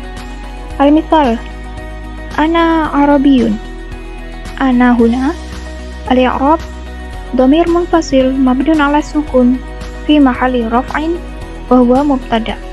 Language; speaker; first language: Arabic; non-native, learner; Indonesian